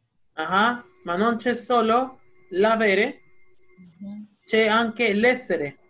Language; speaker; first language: Italian; non-native, fluent; Spanish